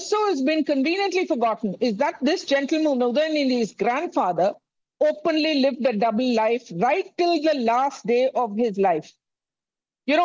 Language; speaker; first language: English; non-native, local second language; Tamil